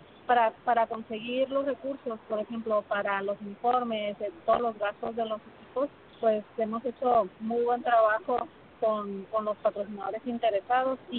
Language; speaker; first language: Spanish; native; Spanish